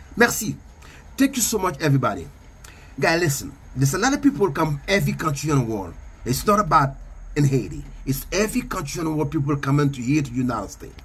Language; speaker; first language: English; non-native, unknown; Haitian Creole